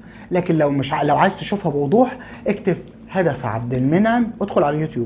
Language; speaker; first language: Arabic; native; Arabic